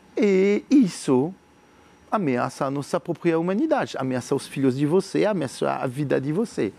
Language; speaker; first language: Portuguese; non-native, fluent; French